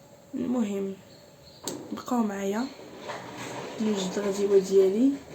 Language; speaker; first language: Arabic; native; Arabic